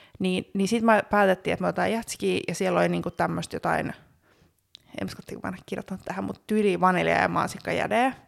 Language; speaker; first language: Finnish; native; Finnish